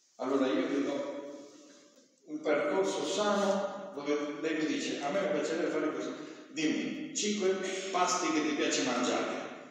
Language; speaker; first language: Italian; non-native, fluent; Spanish